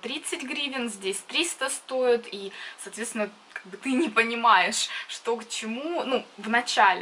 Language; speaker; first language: Russian; native; Russian